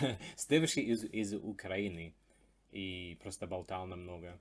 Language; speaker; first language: Russian; non-native, fluent; English